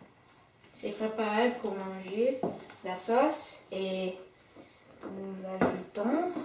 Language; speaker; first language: French; non-native, learner; English